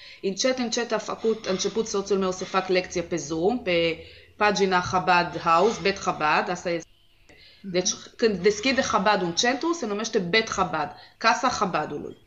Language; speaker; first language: Romanian; non-native, learner; Hebrew